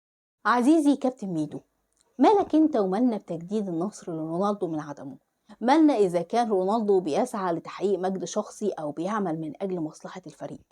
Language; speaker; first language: Arabic; native; Arabic